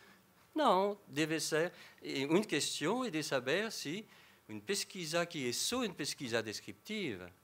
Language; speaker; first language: Portuguese; non-native, fluent; French